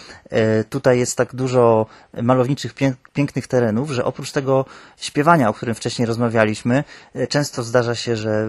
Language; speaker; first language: Polish; native; Polish